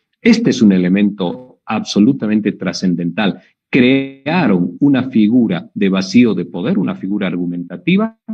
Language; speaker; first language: Spanish; native; Spanish